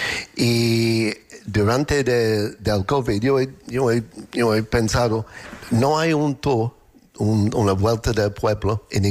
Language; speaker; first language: Spanish; non-native, learner; English